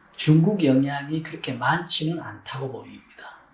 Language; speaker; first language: Korean; native; Korean